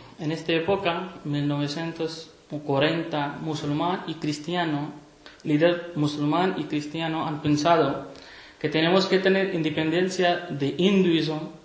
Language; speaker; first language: Spanish; non-native, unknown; Urdu